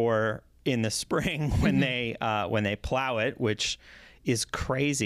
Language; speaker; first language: English; native; English